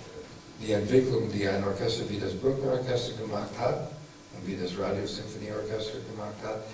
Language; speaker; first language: German; non-native, fluent; English